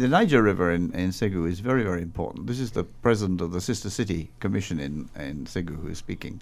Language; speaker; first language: English; native; English